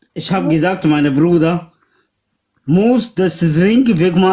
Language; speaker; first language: German; non-native, learner; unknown